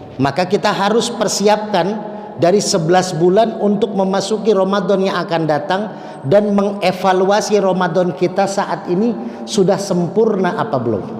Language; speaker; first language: Indonesian; native; Indonesian